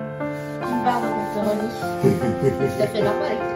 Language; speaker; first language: French; native; French